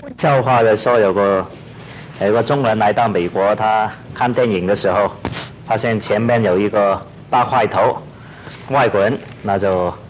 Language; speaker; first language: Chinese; non-native, local second language; Cantonese